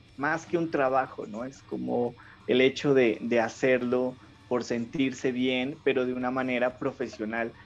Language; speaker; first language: Spanish; native; Spanish